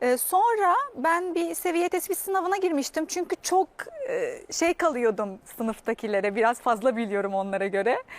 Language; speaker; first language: Turkish; non-native, fluent; Arabic